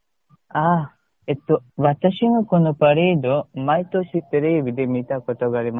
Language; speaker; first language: Japanese; non-native, learner; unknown